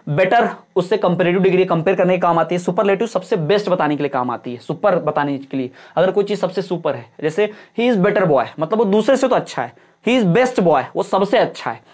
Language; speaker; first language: Hindi; native; Hindi